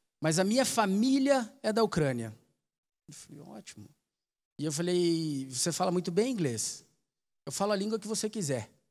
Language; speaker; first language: Portuguese; native; Portuguese